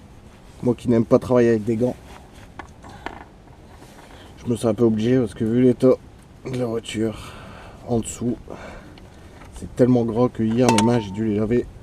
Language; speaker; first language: French; native; French